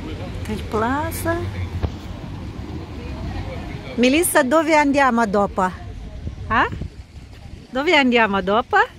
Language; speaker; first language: Italian; non-native, learner; Russian